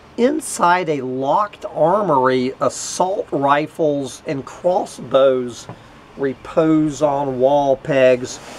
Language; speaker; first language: English; native; English